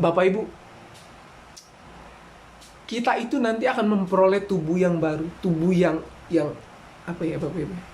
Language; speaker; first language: Indonesian; native; Indonesian